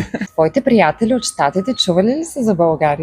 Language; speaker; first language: Bulgarian; native; Bulgarian